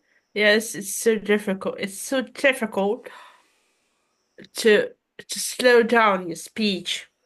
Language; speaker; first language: English; non-native, fluent; Russian